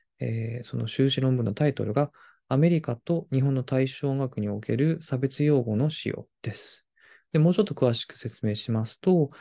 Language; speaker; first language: Japanese; non-native, fluent; Korean